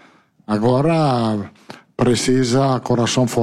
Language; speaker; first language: Portuguese; non-native, learner; Italian